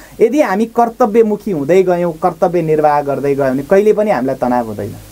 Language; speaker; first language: Nepali; native; Nepali